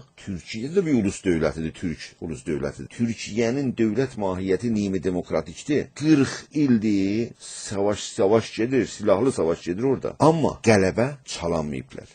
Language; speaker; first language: Azerbaijani; native; Azerbaijani